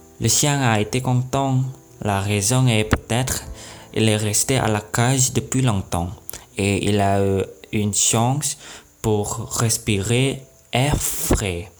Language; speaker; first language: French; non-native, learner; Indonesian